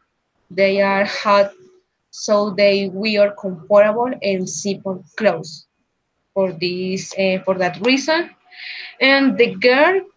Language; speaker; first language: English; non-native, learner; Spanish